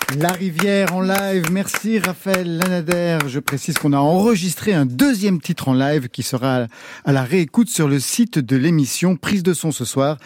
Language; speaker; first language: French; native; French